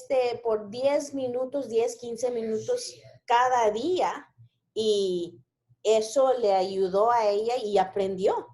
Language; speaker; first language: Spanish; early bilingual, heritage; Spanish